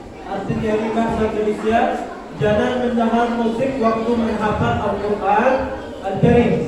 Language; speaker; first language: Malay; non-native, learner; Arabic